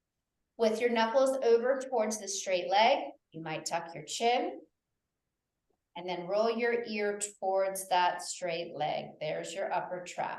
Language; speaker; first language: English; native; English